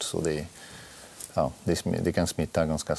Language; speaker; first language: Swedish; non-native, fluent; French